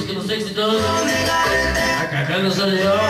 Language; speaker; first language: Spanish; native; Spanish